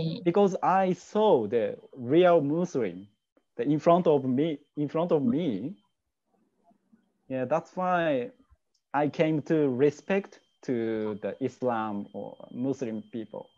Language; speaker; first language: English; non-native, learner; Japanese